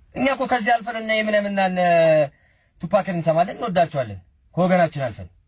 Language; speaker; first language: Amharic; native; Amharic